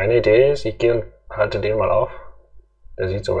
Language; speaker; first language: German; native; German